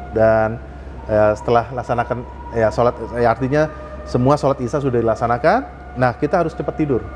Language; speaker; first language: Indonesian; native; Indonesian